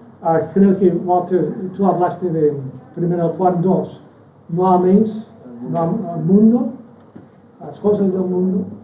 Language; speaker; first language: Spanish; non-native, fluent; English